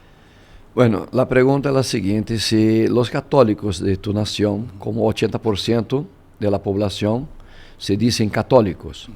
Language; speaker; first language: Spanish; non-native, fluent; Portuguese